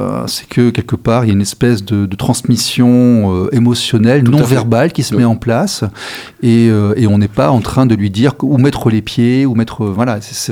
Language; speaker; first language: French; native; French